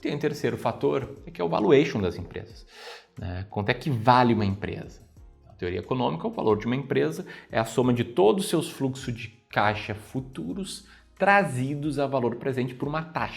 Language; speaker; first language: Portuguese; native; Portuguese